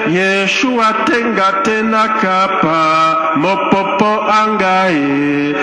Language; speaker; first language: Polish; non-native, fluent; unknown